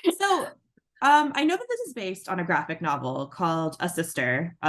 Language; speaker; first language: English; native; English